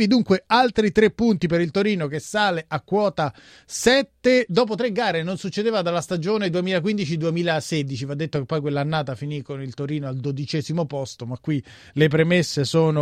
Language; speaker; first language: Italian; native; Italian